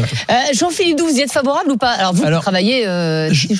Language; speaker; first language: French; native; French